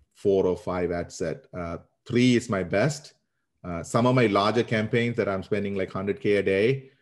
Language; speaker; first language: English; non-native, local second language; Sinhala